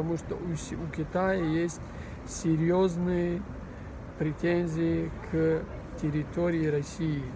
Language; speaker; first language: Russian; non-native, fluent; Persian